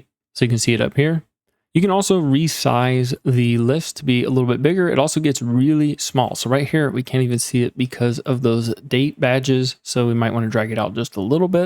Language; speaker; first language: English; native; English